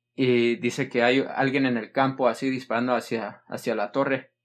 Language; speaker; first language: Spanish; early bilingual, heritage; Spanish